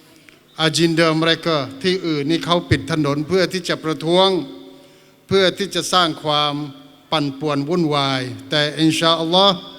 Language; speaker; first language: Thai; non-native, local second language; Malay